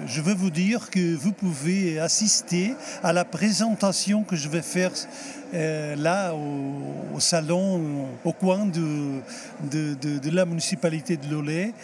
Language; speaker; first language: French; non-native, fluent; Portuguese